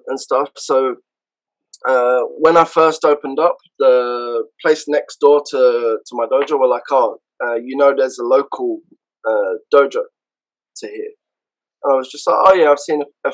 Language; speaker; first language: English; native; English